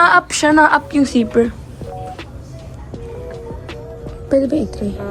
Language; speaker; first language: Filipino; native; Filipino